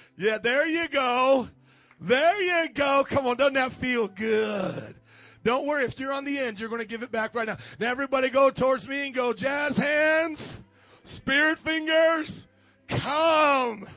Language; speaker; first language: English; native; English